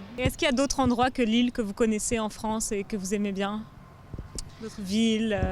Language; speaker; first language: French; native; French